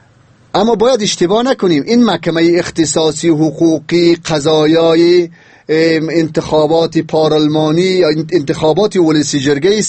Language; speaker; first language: Persian; native; Persian